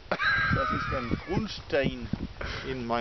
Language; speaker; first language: German; non-native, learner; Danish